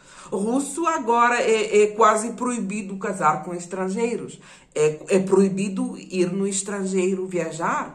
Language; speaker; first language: Portuguese; non-native, fluent; Ukrainian